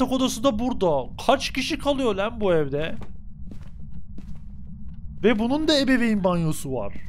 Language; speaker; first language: Turkish; native; Turkish